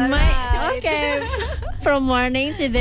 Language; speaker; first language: English; non-native, fluent; Indonesian